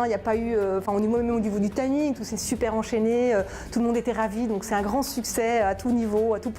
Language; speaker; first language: French; native; French